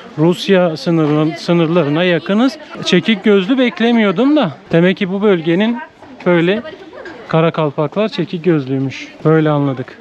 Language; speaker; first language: Turkish; native; Turkish